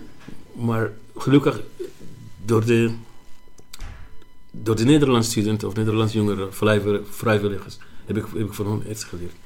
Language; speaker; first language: Dutch; non-native, learner; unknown